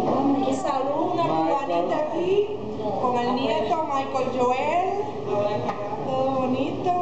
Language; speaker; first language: Spanish; native; Spanish